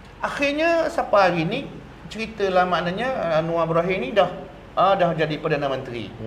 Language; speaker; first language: Malay; native; Malay